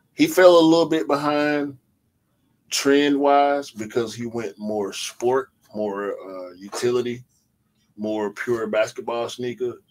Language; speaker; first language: English; native; English